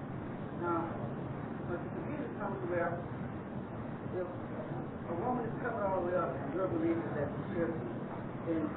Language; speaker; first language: English; native; English